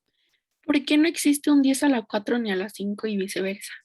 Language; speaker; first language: Spanish; native; Spanish